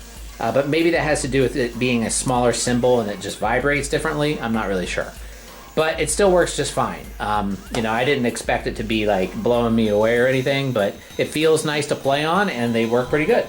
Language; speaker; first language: English; native; English